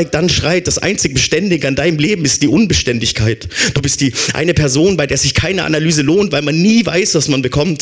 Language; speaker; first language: German; native; German